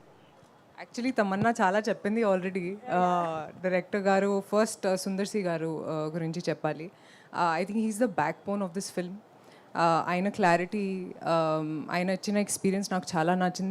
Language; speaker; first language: Telugu; non-native, fluent; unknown